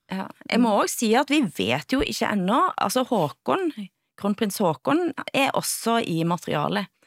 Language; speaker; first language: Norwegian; native; Norwegian